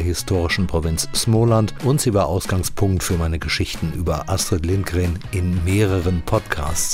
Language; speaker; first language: German; native; German